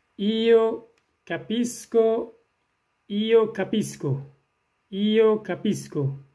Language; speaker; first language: Italian; non-native, fluent; Persian